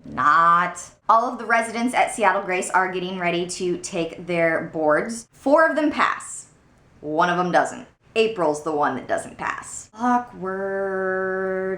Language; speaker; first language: English; native; English